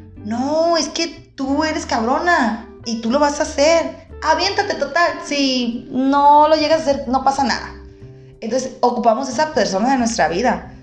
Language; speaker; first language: Spanish; native; Spanish